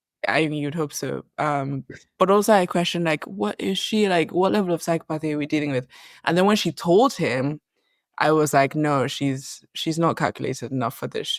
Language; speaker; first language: English; native; English